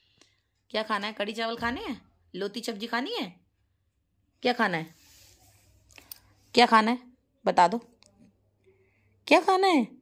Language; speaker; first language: Hindi; native; Hindi